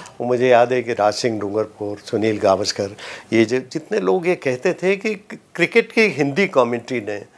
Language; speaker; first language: Hindi; native; Hindi